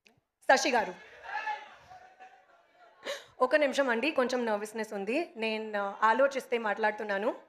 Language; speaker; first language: Telugu; non-native, learner; Hindi